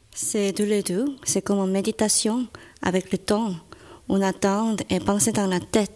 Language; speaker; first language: French; non-native, learner; Korean